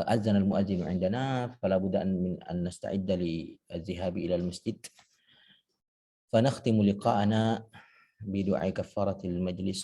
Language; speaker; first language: Arabic; non-native, fluent; Indonesian